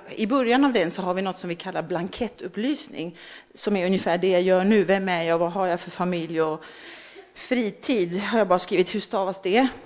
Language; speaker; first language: Swedish; early bilingual, other home language; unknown